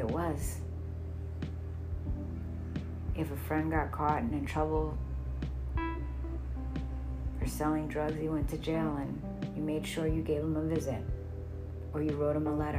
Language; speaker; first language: English; native; English